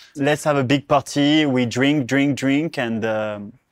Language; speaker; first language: English; non-native, learner; French